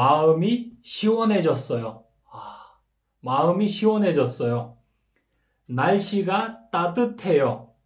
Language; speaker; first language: Korean; non-native, fluent; Kyrgyz